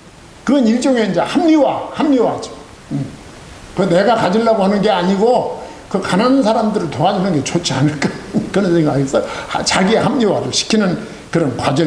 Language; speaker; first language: Korean; native; Korean